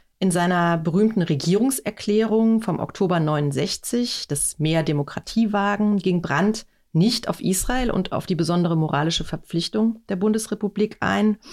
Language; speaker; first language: German; native; German